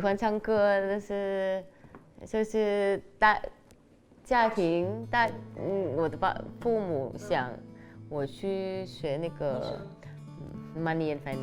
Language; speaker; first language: Chinese; non-native, learner; Vietnamese